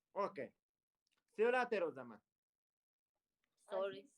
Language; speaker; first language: English; non-native, learner; Turkish